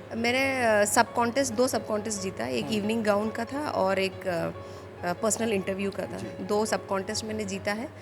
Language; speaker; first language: Hindi; non-native, local second language; Telugu